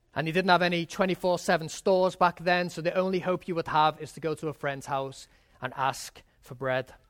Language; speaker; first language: English; native; English